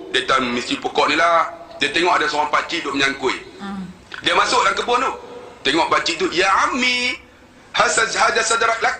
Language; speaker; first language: Malay; native; Malay